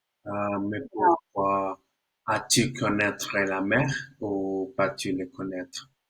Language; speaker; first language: French; non-native, learner; Spanish